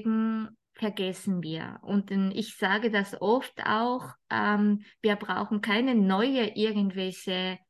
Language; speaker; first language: German; non-native, fluent; Japanese